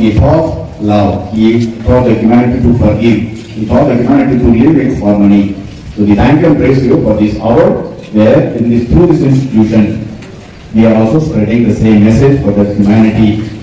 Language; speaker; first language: English; non-native, local second language; Telugu